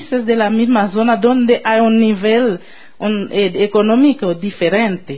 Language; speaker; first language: Spanish; non-native, fluent; Haitian Creole